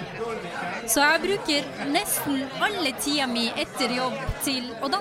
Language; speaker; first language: Norwegian; non-native, fluent; Turkish